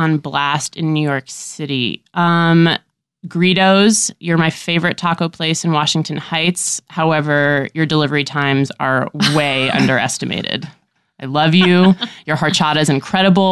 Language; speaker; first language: English; native; English